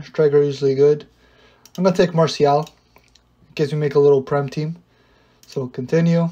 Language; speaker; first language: English; native; English